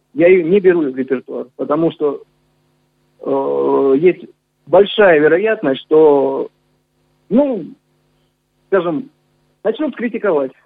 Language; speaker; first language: Russian; native; Russian